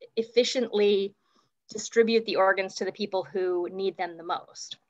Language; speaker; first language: English; native; English